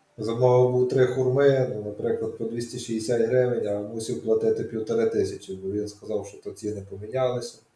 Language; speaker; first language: Ukrainian; native; Ukrainian